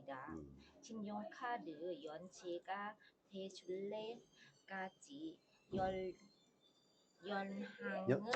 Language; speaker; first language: Korean; non-native, learner; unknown